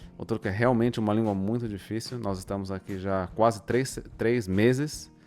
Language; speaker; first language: Portuguese; native; Portuguese